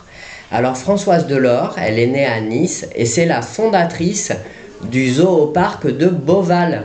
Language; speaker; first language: French; native; French